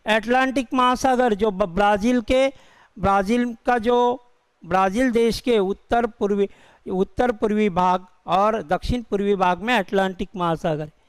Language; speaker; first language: Hindi; non-native, local second language; Urdu